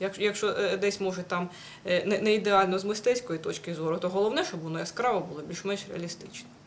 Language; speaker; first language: Ukrainian; native; Ukrainian